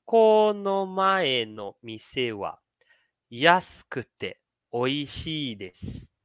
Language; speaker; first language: Japanese; non-native, learner; Portuguese